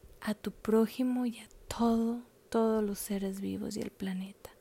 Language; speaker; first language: Spanish; native; Spanish